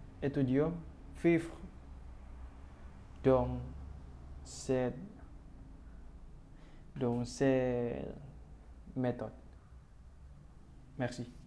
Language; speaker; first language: French; non-native, learner; Indonesian